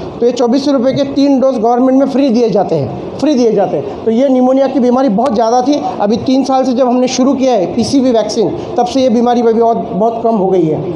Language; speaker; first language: Hindi; non-native, local second language; Marathi